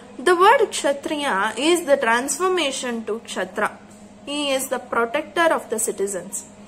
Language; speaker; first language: English; non-native, local second language; Kannada